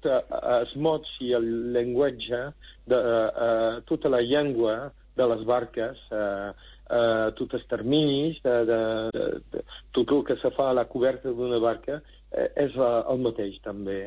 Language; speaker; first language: Catalan; non-native, local second language; French